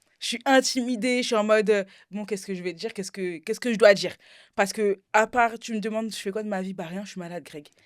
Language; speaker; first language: French; native; French